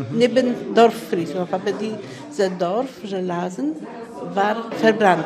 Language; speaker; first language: German; early bilingual, heritage; Polish